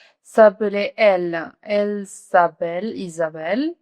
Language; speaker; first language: French; non-native, fluent; Spanish